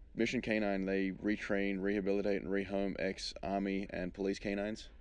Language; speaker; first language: English; native; English